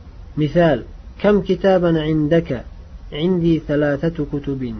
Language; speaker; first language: Arabic; non-native, fluent; Uzbek